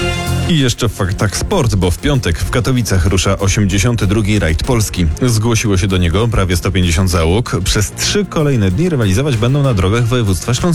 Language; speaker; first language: Polish; native; Polish